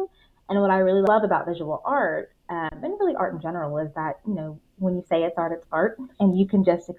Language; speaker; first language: English; native; English